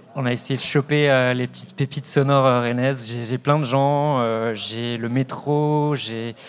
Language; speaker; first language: French; native; French